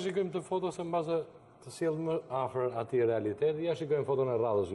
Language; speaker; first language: Albanian; native; Albanian